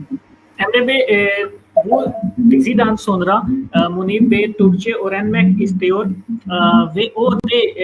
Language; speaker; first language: Turkish; non-native, fluent; Urdu